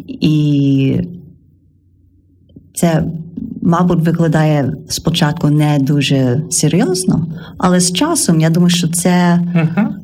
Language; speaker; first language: Ukrainian; non-native, learner; English